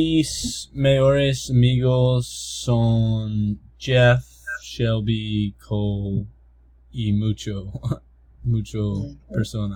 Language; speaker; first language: Spanish; non-native, learner; English